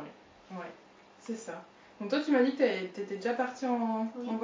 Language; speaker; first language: French; native; French